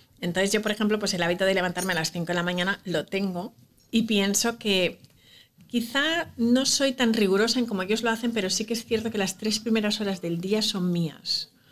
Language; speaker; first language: Spanish; native; Spanish